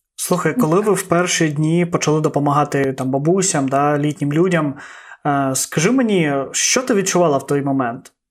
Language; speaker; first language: Ukrainian; non-native, local second language; Russian